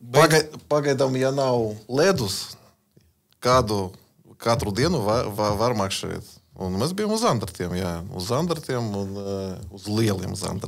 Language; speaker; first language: Latvian; non-native, learner; Russian